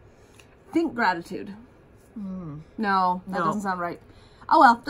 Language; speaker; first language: English; native; English